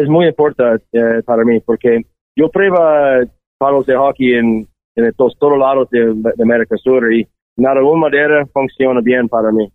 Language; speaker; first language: Spanish; non-native, learner; English